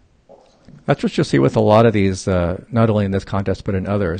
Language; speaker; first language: English; native; English